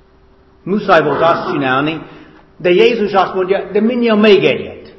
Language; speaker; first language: Hungarian; non-native, fluent; English